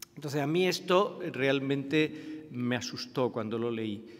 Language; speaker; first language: Spanish; native; Spanish